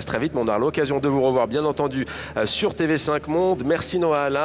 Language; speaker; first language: French; native; French